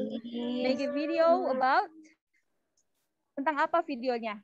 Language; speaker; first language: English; non-native, learner; Indonesian